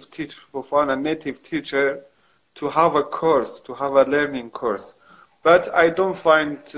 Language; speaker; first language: English; non-native, learner; Kurdish